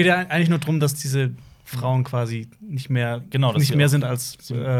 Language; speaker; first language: German; native; German